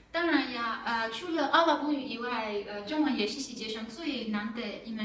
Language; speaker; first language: Chinese; non-native, learner; Persian